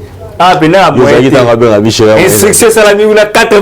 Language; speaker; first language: French; non-native, local second language; Lingala